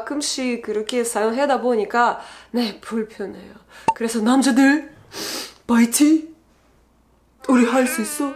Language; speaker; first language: Korean; non-native, learner; Russian